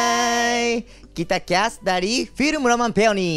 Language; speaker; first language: Indonesian; non-native, fluent; Japanese